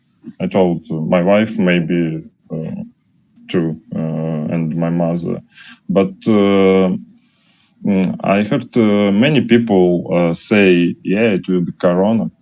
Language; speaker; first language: English; non-native, learner; Russian